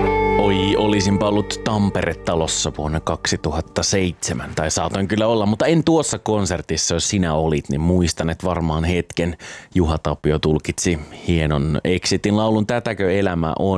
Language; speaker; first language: Finnish; native; Finnish